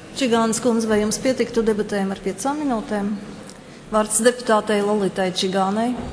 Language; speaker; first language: Latvian; native; Latvian